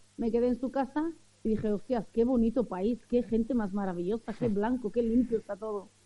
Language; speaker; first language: Spanish; early bilingual, other home language; Arabic